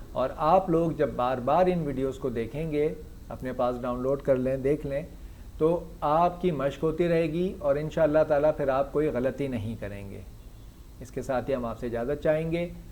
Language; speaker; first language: Urdu; native; Urdu